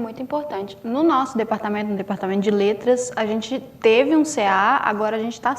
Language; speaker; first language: Portuguese; native; Portuguese